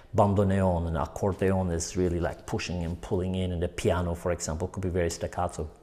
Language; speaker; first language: English; non-native, fluent; Turkish